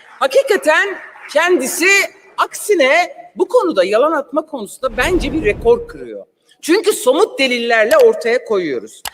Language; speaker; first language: Turkish; non-native, local second language; Kurdish